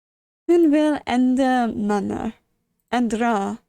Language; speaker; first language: Norwegian; non-native, learner; English